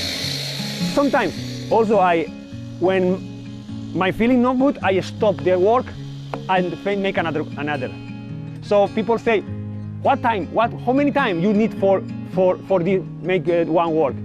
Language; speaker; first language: English; non-native, learner; Spanish